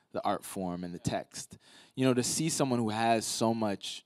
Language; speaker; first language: English; native; English